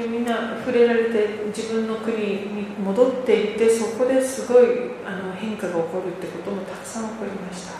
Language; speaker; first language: Japanese; native; Japanese